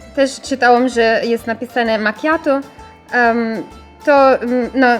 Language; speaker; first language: Polish; non-native, learner; Italian